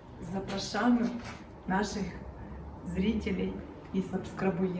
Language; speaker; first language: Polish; non-native, learner; Russian